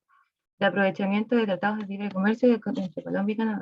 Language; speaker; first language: Spanish; native; Spanish